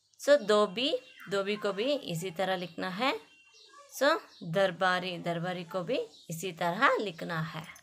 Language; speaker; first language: Hindi; non-native, local second language; Kannada